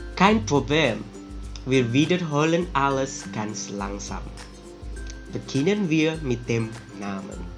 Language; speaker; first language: German; non-native, fluent; Javanese